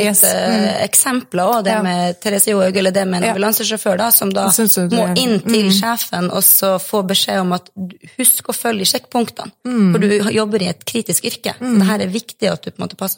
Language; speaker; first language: Norwegian; native; Norwegian